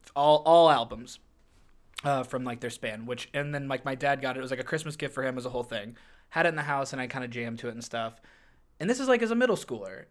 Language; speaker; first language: English; native; English